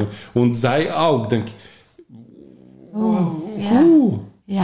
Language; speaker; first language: German; non-native, learner; Polish